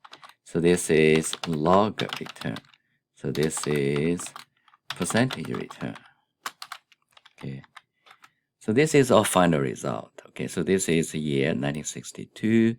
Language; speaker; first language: English; non-native, fluent; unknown